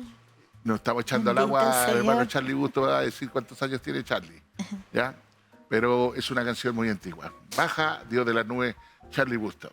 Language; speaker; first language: Spanish; native; Spanish